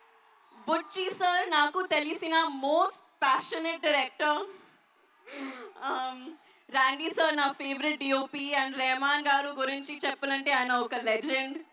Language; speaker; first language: Telugu; non-native, learner; Hindi